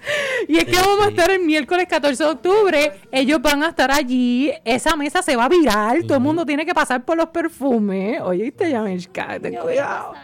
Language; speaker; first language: Spanish; native; Spanish